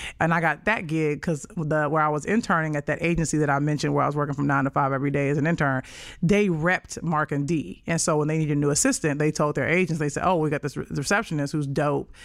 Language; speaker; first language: English; native; English